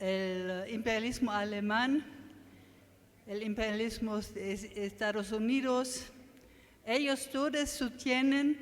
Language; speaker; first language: Spanish; non-native, learner; German